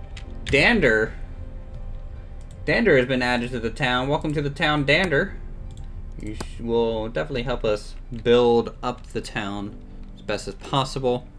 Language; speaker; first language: English; native; English